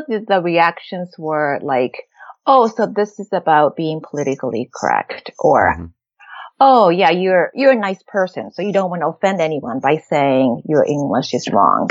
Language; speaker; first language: English; non-native, fluent; Japanese